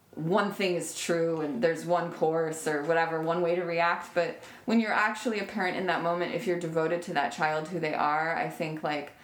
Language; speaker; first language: English; native; English